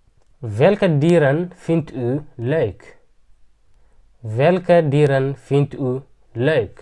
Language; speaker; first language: Dutch; non-native, learner; Tigrinya